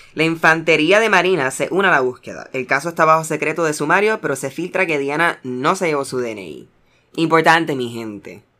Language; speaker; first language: Spanish; early bilingual, heritage; Spanish